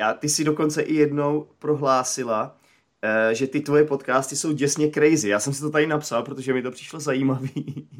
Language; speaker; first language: Czech; native; Czech